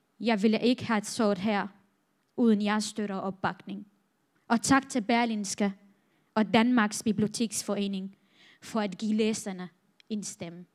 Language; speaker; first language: Danish; non-native, fluent; Central Kurdish